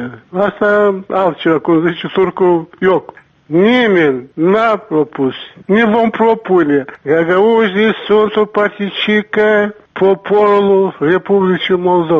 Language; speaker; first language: Romanian; non-native, local second language; Gagauz